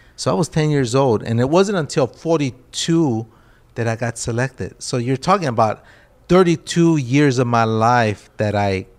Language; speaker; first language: English; early bilingual, other home language; Spanish